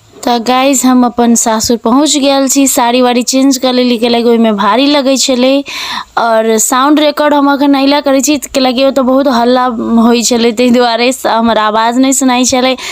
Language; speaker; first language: Maithili; native; Maithili